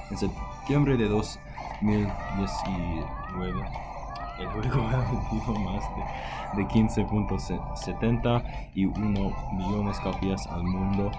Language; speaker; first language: Spanish; non-native, learner; English